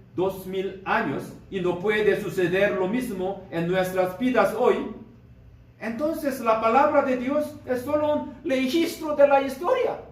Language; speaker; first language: Spanish; non-native, learner; Korean